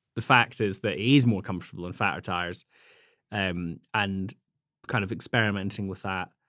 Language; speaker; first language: English; native; English